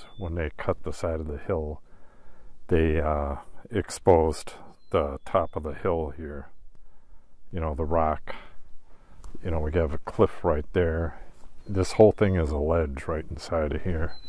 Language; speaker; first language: English; native; English